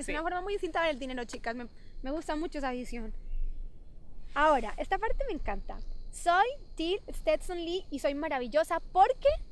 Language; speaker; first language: Spanish; native; Spanish